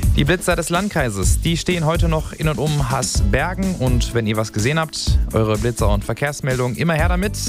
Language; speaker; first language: German; native; German